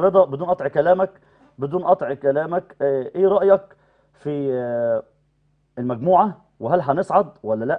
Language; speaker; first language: Arabic; native; Arabic